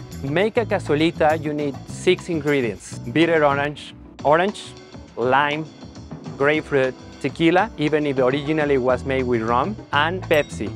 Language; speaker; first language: English; non-native, fluent; Spanish